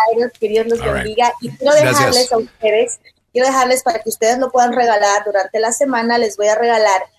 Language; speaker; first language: Spanish; native; Spanish